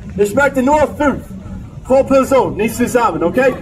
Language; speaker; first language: German; non-native, learner; English